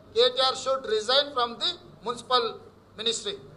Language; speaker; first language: Hindi; non-native, local second language; Telugu